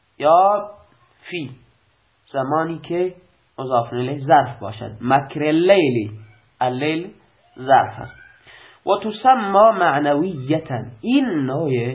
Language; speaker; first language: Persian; non-native, local second language; Baluchi